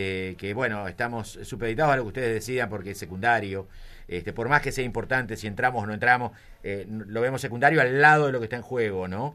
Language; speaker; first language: Spanish; native; Spanish